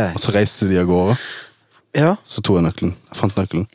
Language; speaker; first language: Norwegian; early bilingual, other home language; German